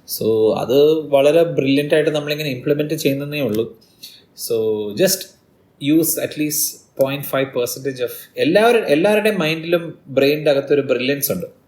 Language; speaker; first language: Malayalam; early bilingual, heritage; Malayalam